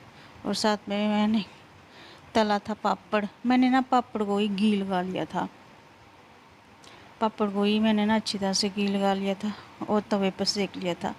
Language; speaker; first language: Hindi; non-native, local second language; Punjabi